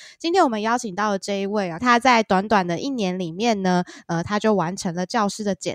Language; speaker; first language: Chinese; native; Chinese